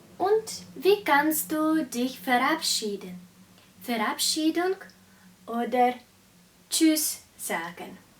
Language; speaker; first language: German; non-native, fluent; Russian